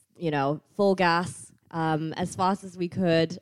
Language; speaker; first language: English; non-native, fluent; Thai